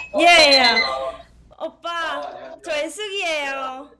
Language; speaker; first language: Korean; non-native, learner; Turkish